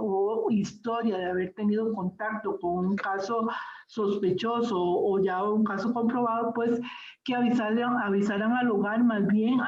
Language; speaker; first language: Spanish; native; Spanish